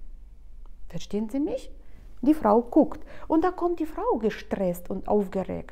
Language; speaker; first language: German; non-native, fluent; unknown